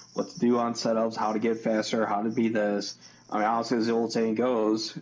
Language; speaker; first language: English; native; English